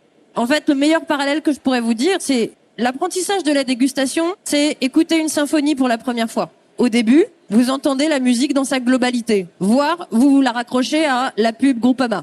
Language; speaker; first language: French; native; French